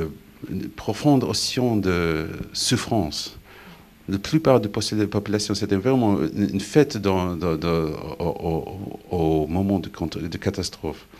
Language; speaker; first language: French; non-native, fluent; English